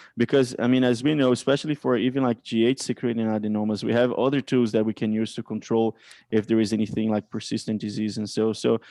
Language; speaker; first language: English; non-native, fluent; Portuguese